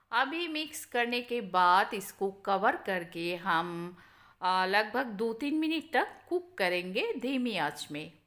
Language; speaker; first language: Hindi; non-native, local second language; Bangla